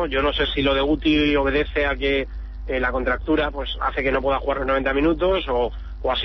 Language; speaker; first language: Spanish; native; Spanish